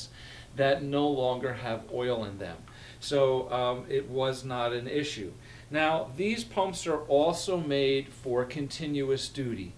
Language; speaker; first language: English; native; English